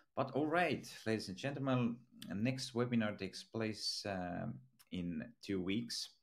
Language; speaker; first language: English; non-native, fluent; Estonian